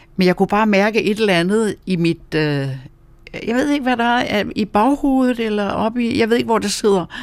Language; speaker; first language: Danish; native; Danish